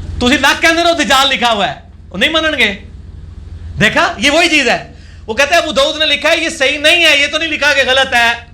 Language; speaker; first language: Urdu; non-native, local second language; Punjabi